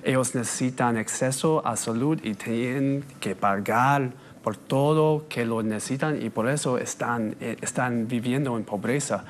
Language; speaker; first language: Spanish; non-native, fluent; English